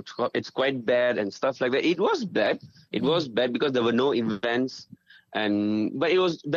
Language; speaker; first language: English; non-native, local second language; Tamil